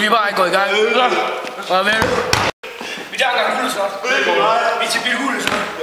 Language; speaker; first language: Danish; native; Danish